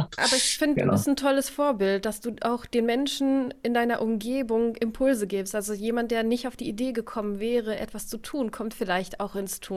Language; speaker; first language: German; native; German